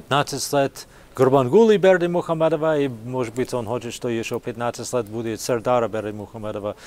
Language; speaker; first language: Russian; non-native, fluent; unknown